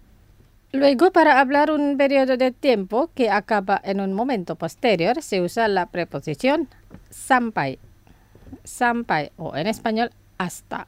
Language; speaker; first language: Spanish; non-native, fluent; Indonesian